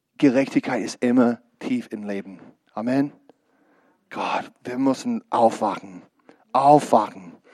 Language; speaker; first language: German; non-native, learner; English